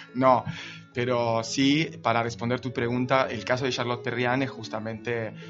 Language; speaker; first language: Spanish; non-native, fluent; Italian